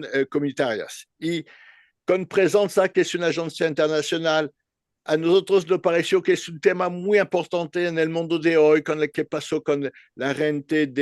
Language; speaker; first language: Spanish; non-native, learner; French